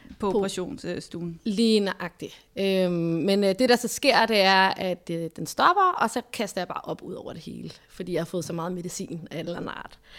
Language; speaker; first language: Danish; native; Danish